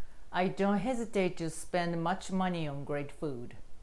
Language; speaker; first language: English; non-native, fluent; Japanese